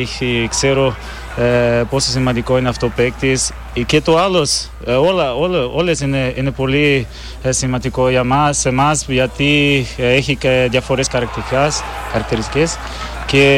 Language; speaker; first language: Greek; non-native, learner; Portuguese